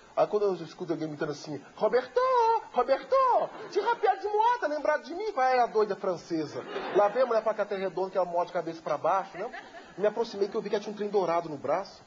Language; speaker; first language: Portuguese; native; Portuguese